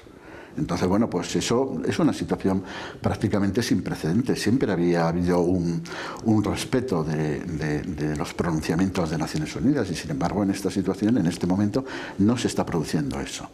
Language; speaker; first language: Spanish; native; Spanish